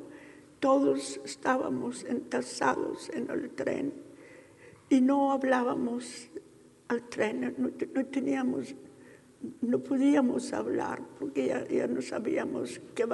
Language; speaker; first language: Spanish; early bilingual, heritage; Ladino